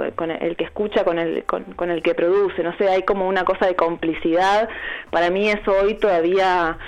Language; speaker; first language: Spanish; native; Spanish